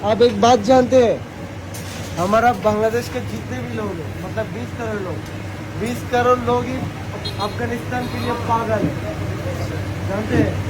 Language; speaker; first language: Hindi; non-native, fluent; Bangla